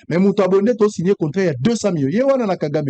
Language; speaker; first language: French; non-native, local second language; Lingala